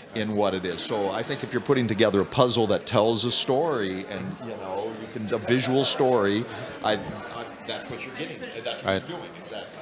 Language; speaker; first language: English; native; English